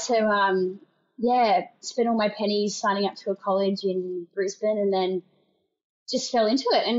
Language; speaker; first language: English; native; English